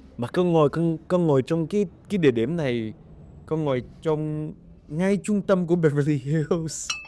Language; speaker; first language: Vietnamese; early bilingual, heritage; Vietnamese